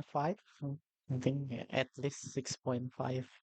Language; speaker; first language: English; non-native, learner; Indonesian